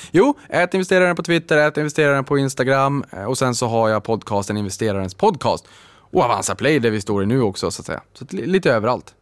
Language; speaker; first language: Swedish; native; Swedish